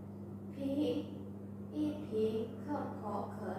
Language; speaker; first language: Chinese; non-native, learner; Indonesian